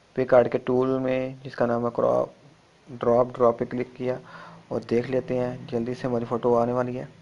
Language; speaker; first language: Urdu; non-native, local second language; Punjabi